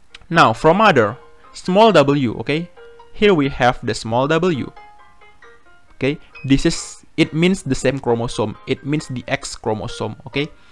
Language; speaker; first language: English; non-native, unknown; Indonesian